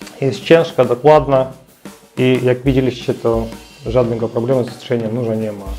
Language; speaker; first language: Polish; non-native, learner; Ukrainian